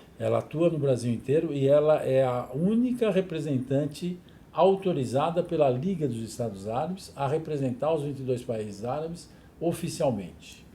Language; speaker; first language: Portuguese; native; Portuguese